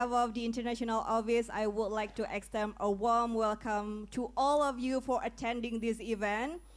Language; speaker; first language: English; non-native, fluent; Indonesian